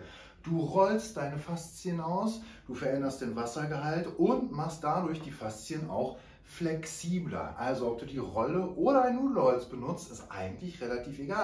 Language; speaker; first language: German; native; German